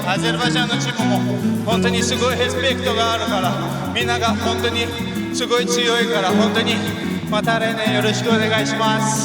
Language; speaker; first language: Japanese; non-native, learner; Portuguese